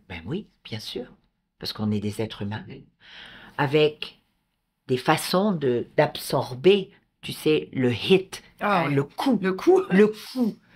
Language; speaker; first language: French; native; French